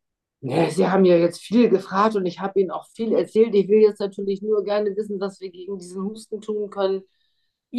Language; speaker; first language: German; native; German